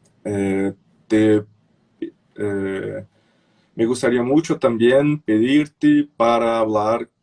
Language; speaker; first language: Spanish; non-native, fluent; Portuguese